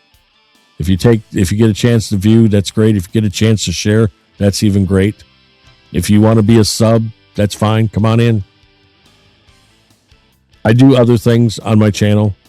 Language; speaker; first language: English; native; English